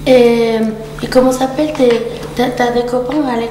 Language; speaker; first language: French; non-native, fluent; Spanish